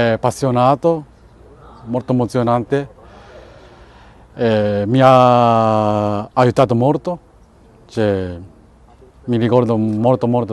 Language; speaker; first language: Italian; non-native, learner; Japanese